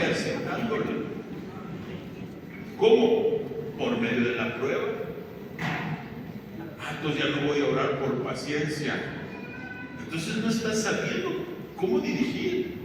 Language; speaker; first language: Spanish; native; Spanish